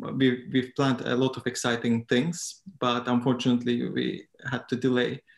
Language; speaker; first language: English; non-native, fluent; Turkish